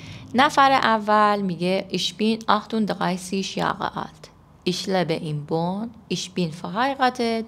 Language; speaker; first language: German; non-native, fluent; Persian